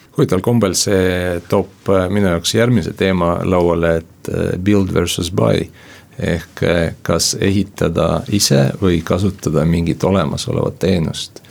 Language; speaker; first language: Estonian; non-native, local second language; Russian